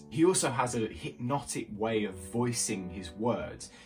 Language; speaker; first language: English; native; English